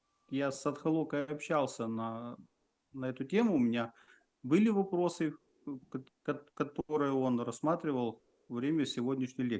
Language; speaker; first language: Russian; native; Russian